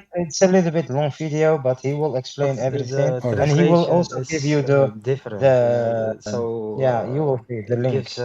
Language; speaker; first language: English; non-native, learner; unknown